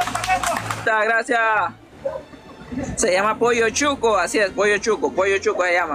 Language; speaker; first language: Spanish; native; Spanish